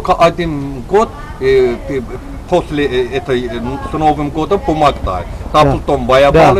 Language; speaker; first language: Russian; non-native, learner; Azerbaijani